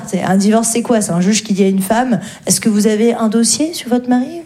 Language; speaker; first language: French; native; French